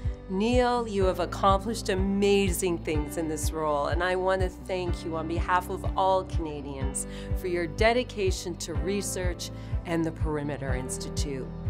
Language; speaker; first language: English; native; English